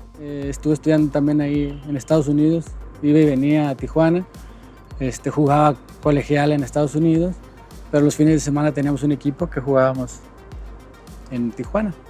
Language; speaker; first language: Spanish; native; Spanish